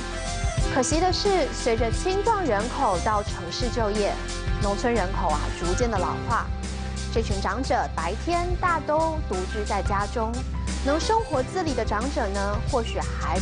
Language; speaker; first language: Chinese; native; Chinese